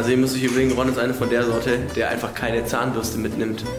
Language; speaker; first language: German; native; German